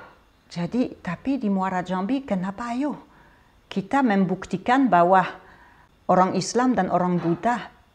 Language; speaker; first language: Indonesian; non-native, fluent; French